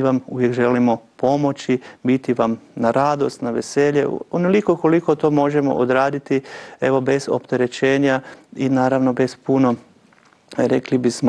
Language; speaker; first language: Croatian; native; Croatian